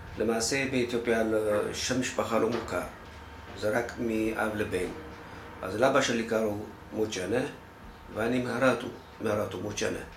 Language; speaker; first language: Hebrew; non-native, fluent; Amharic